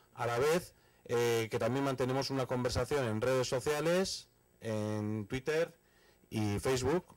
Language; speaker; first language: Spanish; native; Spanish